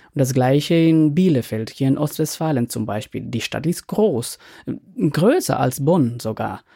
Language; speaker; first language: German; non-native, fluent; Spanish